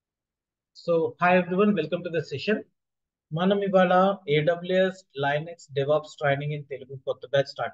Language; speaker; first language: Telugu; native; Telugu